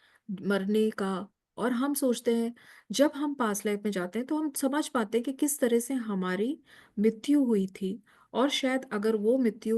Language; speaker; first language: Hindi; native; Hindi